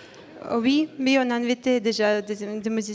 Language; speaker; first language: French; non-native, fluent; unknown